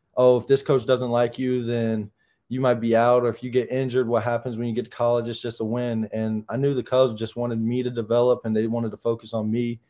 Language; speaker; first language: English; native; English